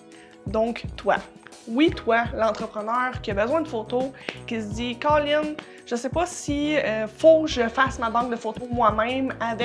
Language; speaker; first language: French; native; French